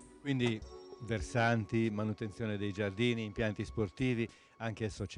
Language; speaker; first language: Italian; native; Italian